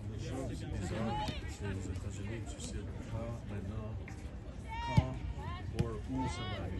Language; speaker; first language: French; non-native, fluent; English